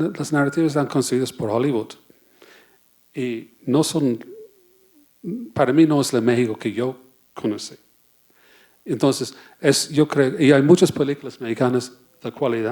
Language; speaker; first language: Spanish; non-native, fluent; English